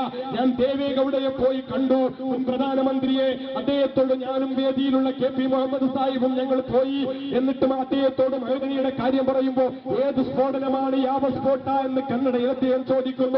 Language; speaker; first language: Malayalam; native; Malayalam